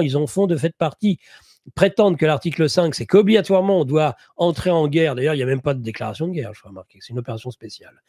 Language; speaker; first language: French; native; French